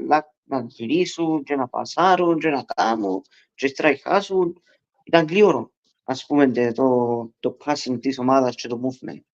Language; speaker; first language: Greek; early bilingual, heritage; Greek